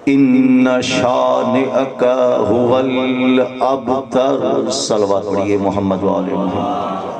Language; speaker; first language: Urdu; non-native, local second language; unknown